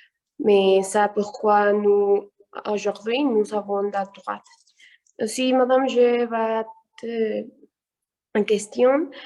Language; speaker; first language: French; non-native, learner; Spanish